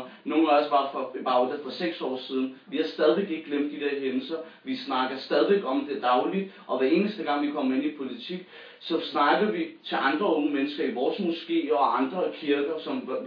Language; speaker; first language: Danish; native; Danish